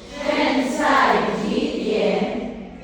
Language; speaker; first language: Chinese; non-native, learner; Filipino